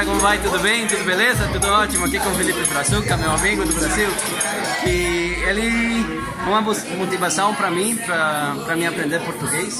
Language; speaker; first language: Portuguese; non-native, learner; Spanish